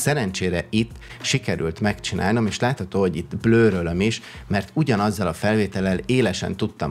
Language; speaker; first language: Hungarian; native; Hungarian